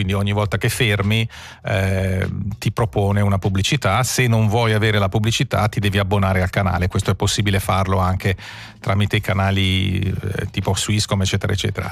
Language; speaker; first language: Italian; native; Italian